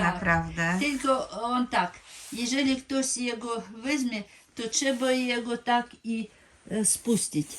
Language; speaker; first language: Polish; non-native, learner; Ukrainian